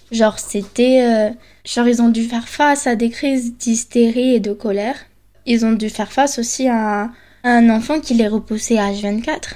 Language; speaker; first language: French; early bilingual, other home language; Spanish